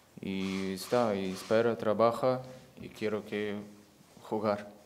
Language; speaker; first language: Spanish; non-native, learner; Ukrainian